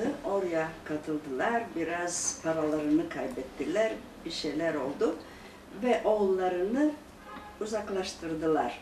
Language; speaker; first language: Turkish; non-native, local second language; Greek